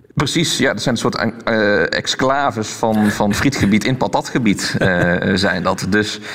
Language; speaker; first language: Dutch; native; Dutch